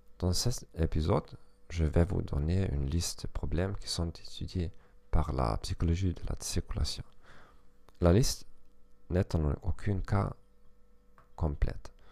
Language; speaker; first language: French; non-native, fluent; German